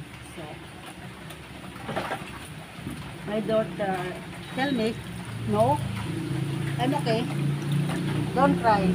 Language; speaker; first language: English; non-native, learner; Filipino